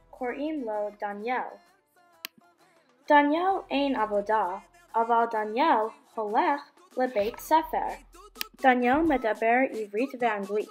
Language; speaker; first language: Hebrew; non-native, learner; English